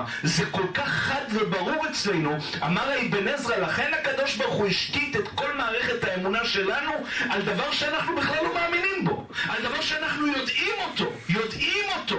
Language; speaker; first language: Hebrew; native; Hebrew